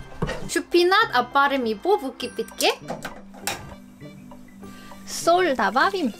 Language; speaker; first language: Russian; non-native, fluent; Korean